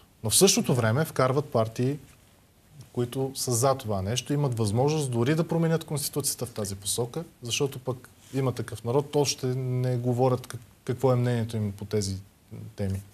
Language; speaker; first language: Bulgarian; native; Bulgarian